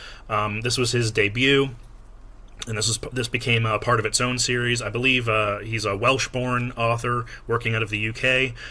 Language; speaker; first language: English; native; English